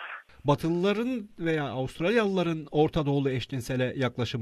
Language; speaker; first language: Turkish; native; Turkish